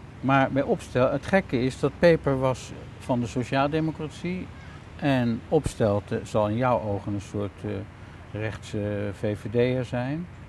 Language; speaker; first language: Dutch; native; Dutch